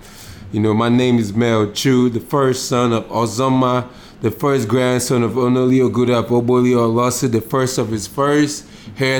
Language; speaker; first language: English; native; English